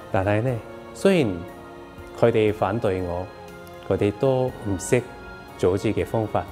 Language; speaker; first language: Chinese; non-native, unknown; Korean